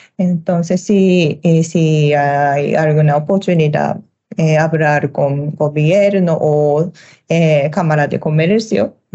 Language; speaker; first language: Spanish; non-native, learner; Japanese